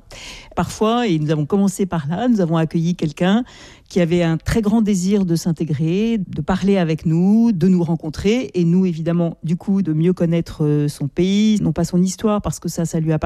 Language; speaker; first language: French; native; French